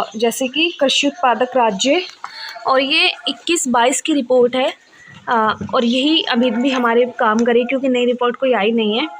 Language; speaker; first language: Hindi; native; Hindi